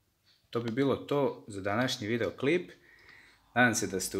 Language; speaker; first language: Serbian; native; Serbian